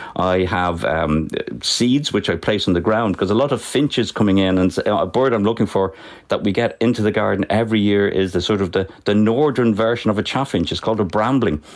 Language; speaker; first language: English; native; English